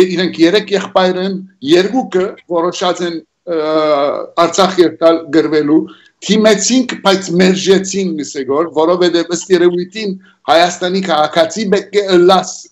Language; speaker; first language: Armenian; early bilingual, heritage; Armenian